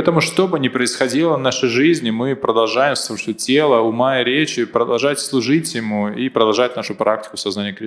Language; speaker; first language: Russian; native; Russian